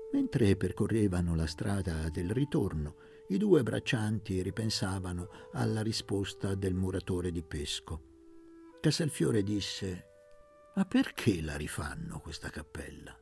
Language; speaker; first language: Italian; native; Italian